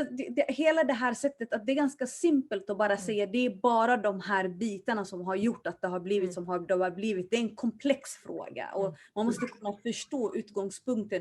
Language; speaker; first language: Swedish; early bilingual, other home language; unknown